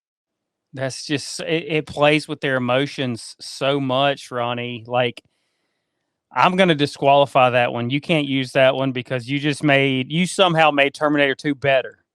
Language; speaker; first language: English; native; English